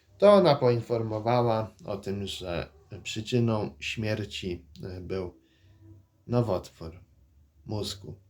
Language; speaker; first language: Polish; native; Polish